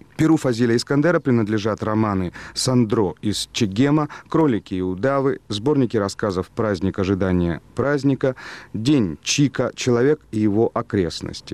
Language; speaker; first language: Russian; native; Russian